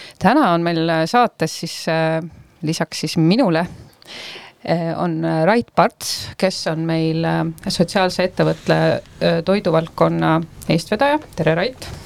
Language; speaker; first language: Estonian; native; Estonian